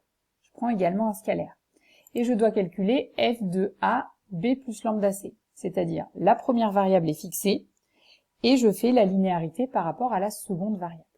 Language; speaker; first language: French; native; French